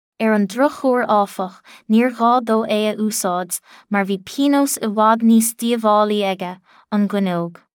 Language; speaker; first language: Irish; non-native, local second language; English